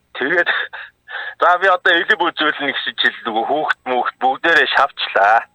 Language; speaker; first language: Mongolian; native; Mongolian